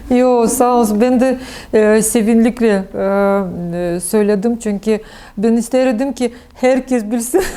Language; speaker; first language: Turkish; non-native, learner; Crimean Tatar